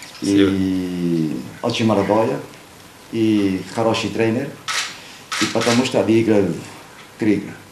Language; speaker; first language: Russian; non-native, learner; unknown